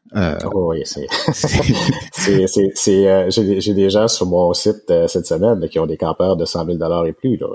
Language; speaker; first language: French; native; French